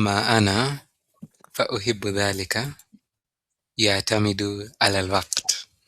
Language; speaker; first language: Arabic; non-native, learner; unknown